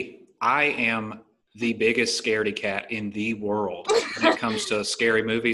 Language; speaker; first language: English; native; English